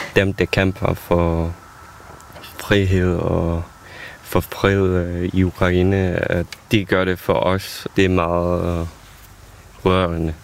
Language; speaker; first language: Danish; non-native, fluent; Ukrainian